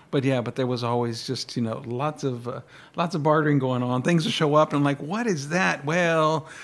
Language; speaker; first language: English; early bilingual, other home language; Spanish